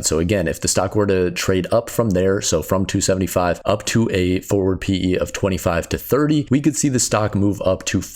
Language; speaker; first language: English; native; English